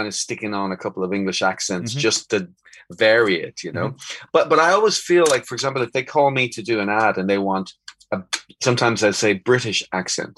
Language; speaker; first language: English; native; English